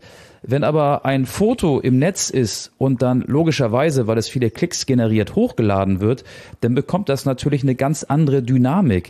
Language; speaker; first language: German; native; German